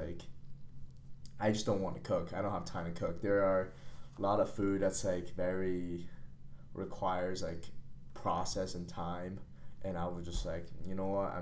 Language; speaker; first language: English; non-native, fluent; Chinese